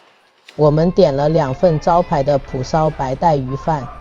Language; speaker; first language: Chinese; native; Chinese